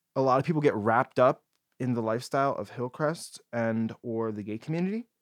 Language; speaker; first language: English; native; English